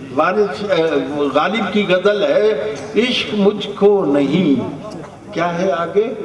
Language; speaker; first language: Urdu; non-native, local second language; Punjabi